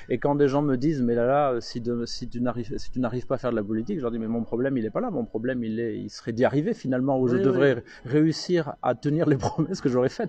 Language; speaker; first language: French; native; French